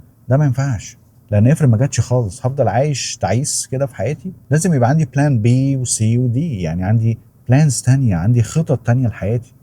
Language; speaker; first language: Arabic; native; Arabic